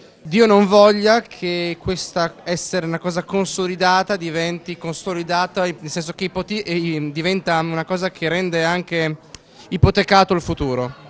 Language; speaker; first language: Italian; native; Italian